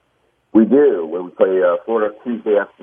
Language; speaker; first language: English; native; English